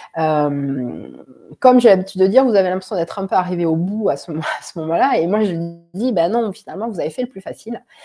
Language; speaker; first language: French; native; French